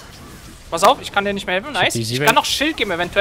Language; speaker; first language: German; native; German